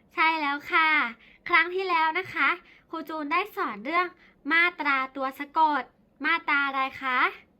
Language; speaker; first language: Thai; native; Thai